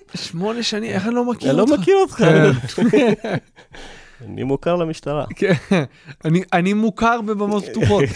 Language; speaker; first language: Hebrew; native; Hebrew